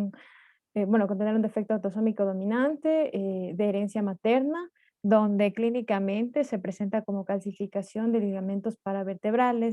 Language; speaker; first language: Spanish; native; Spanish